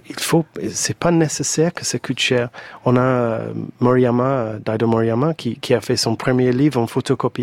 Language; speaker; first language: French; non-native, fluent; English